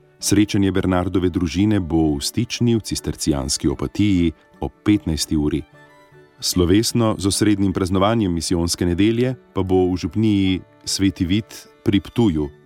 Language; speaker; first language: Slovenian; native; Slovenian